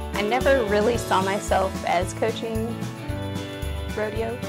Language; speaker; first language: English; native; English